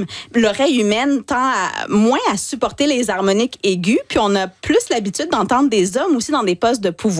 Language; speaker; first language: French; native; French